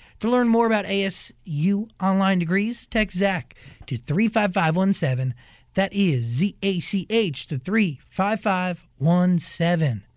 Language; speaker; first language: English; native; English